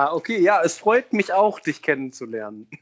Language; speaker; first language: German; native; German